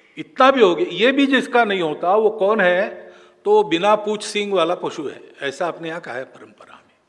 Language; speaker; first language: Hindi; non-native, local second language; Marathi